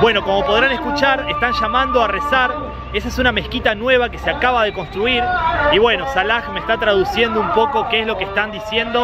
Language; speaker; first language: Spanish; native; Spanish